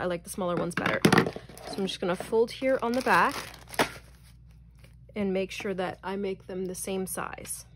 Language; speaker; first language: English; native; English